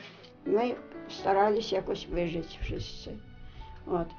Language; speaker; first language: Ukrainian; native; Ukrainian